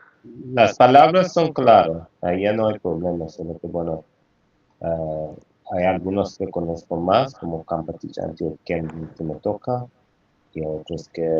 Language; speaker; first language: Spanish; non-native, fluent; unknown